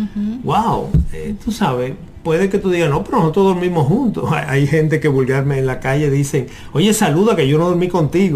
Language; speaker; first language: Spanish; native; Spanish